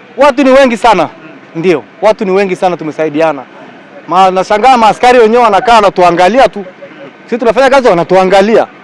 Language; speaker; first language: Swahili; native; Swahili